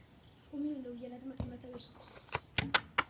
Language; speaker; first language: French; native; French